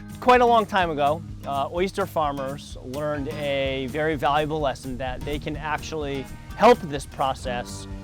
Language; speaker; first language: English; native; English